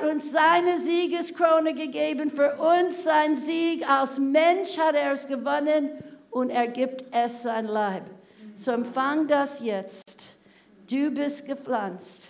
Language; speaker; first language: German; non-native, fluent; English